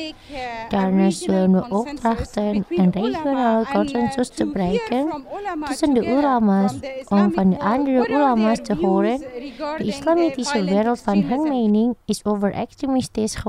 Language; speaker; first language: Dutch; non-native, fluent; Indonesian